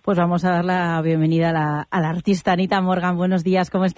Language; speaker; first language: Spanish; native; Spanish